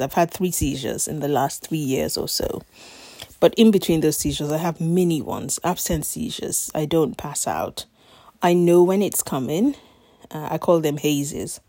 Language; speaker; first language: English; non-native, local second language; Yoruba